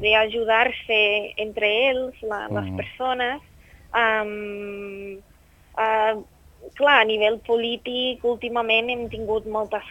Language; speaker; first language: Catalan; non-native, fluent; English